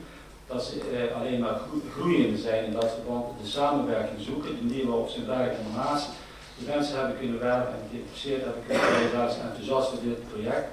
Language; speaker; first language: Dutch; native; Dutch